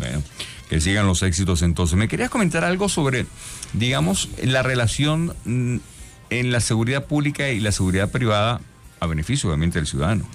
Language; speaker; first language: Spanish; native; Spanish